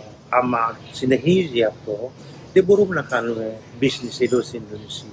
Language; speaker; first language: Greek; non-native, learner; Indonesian